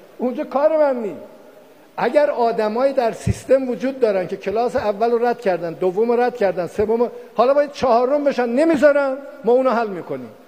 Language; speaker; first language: Persian; non-native, local second language; Azerbaijani